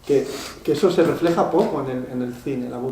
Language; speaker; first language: Spanish; native; Spanish